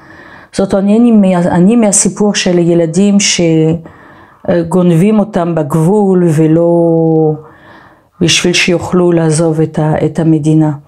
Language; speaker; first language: Hebrew; non-native, fluent; French